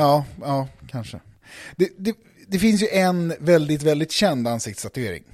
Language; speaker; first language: Swedish; native; Swedish